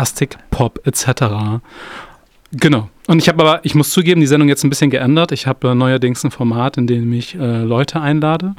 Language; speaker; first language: German; native; German